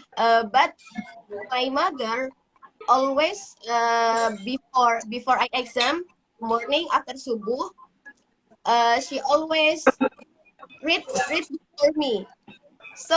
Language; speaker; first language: English; non-native, learner; Indonesian